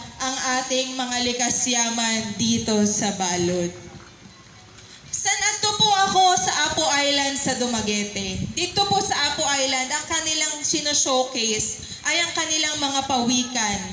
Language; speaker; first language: Filipino; non-native, local second language; Masbatenyo